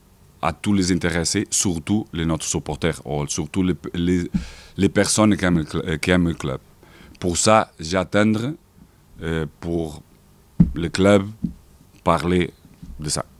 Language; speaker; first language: French; non-native, fluent; Portuguese